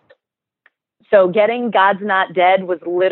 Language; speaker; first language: English; native; English